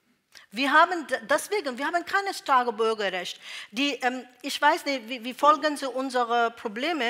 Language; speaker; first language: German; non-native, learner; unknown